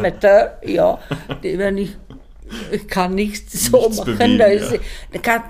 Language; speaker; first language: German; non-native, learner; Czech